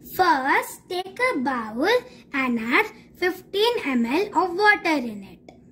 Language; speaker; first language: English; non-native, local second language; Marathi